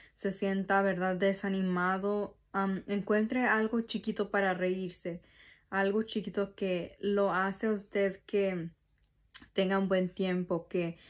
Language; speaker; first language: Spanish; early bilingual, heritage; Spanish